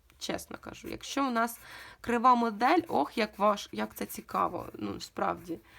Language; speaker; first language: Ukrainian; non-native, local second language; Russian